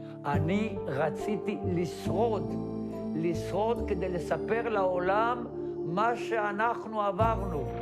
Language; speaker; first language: Hebrew; non-native, fluent; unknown